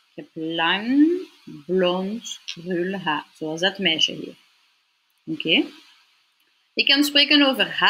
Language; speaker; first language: Dutch; non-native, local second language; French